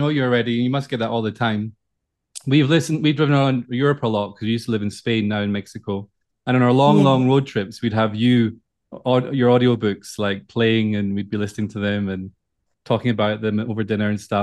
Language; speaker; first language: English; native; English